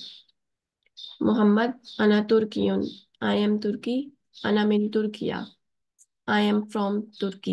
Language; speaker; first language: Urdu; native; Urdu